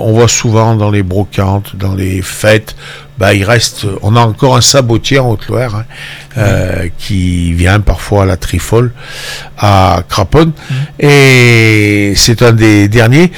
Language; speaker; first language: French; native; French